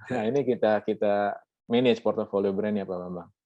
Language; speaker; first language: Indonesian; native; Indonesian